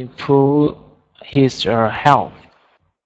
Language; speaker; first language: English; non-native, learner; Vietnamese